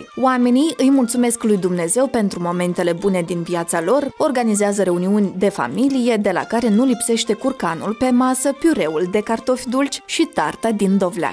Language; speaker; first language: Romanian; native; Romanian